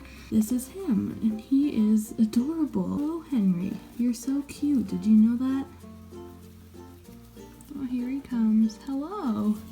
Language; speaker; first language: English; native; English